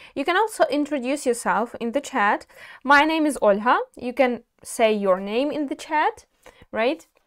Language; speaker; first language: English; non-native, fluent; Ukrainian